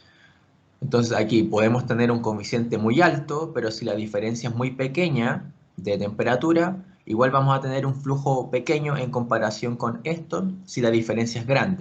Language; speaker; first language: Spanish; native; Spanish